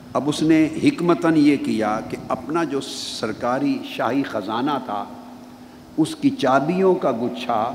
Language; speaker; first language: Urdu; non-native, local second language; Punjabi